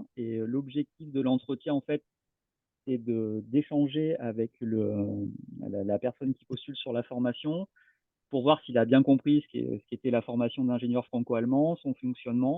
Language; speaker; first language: French; native; French